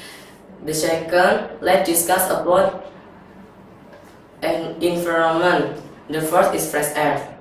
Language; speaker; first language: English; non-native, learner; Indonesian